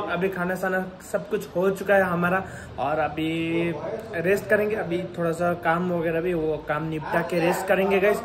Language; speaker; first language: Hindi; non-native, local second language; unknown